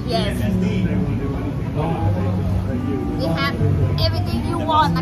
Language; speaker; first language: English; non-native, learner; Thai